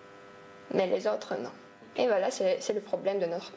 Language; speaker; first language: French; non-native, fluent; Romanian